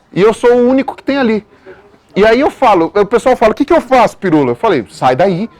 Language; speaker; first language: Portuguese; native; Portuguese